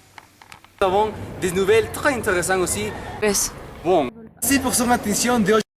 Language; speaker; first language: French; non-native, learner; Spanish